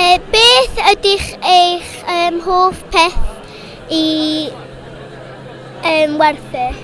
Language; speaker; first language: Welsh; non-native, local second language; English